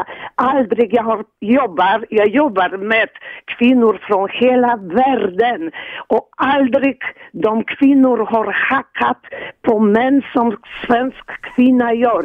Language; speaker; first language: Swedish; non-native, fluent; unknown